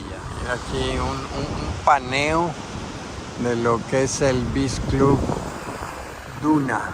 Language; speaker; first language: Spanish; native; Spanish